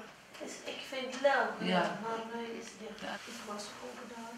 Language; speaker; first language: Dutch; non-native, learner; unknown